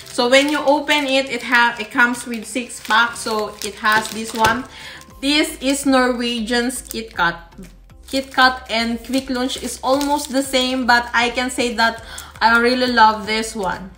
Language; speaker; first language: English; non-native, local second language; Filipino